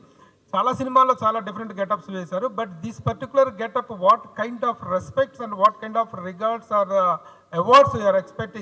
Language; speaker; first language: Telugu; native; Telugu